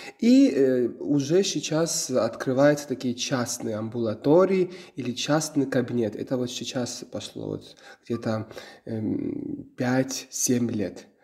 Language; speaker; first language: Russian; non-native, local second language; Georgian